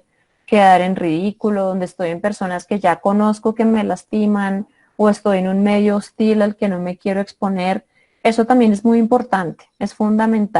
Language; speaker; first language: Spanish; native; Spanish